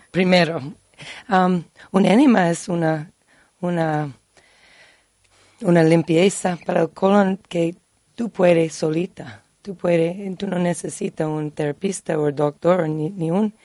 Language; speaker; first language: Spanish; non-native, learner; English